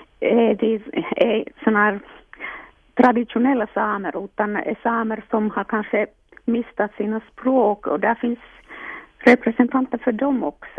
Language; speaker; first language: Swedish; non-native, local second language; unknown